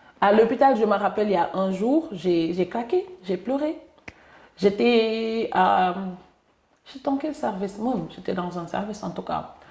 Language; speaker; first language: French; non-native, local second language; Wolof